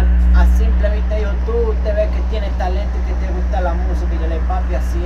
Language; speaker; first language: Spanish; native; Spanish